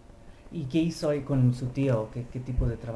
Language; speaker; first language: Spanish; early bilingual, heritage; Spanish